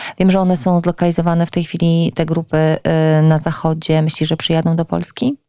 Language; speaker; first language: Polish; native; Polish